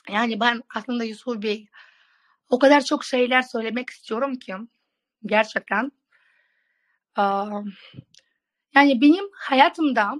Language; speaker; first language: Turkish; non-native, fluent; Russian